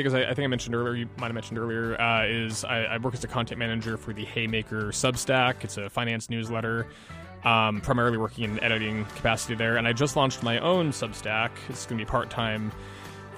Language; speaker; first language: English; native; English